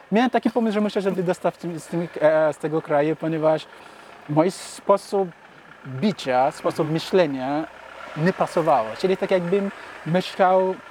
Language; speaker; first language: Polish; non-native, fluent; Yoruba